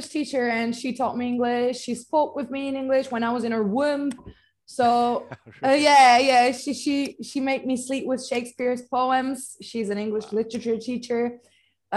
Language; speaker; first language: English; non-native, fluent; Turkish